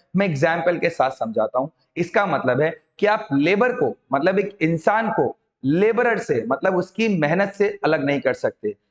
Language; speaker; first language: Hindi; native; Hindi